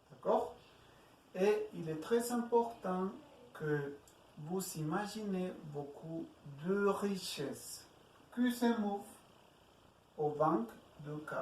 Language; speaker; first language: French; non-native, learner; Spanish